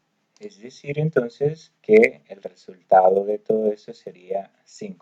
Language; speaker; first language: Spanish; native; Spanish